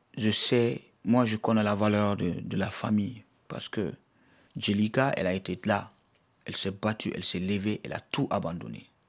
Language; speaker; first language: French; non-native, local second language; Bambara